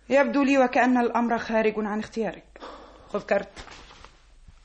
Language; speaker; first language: Arabic; native; Arabic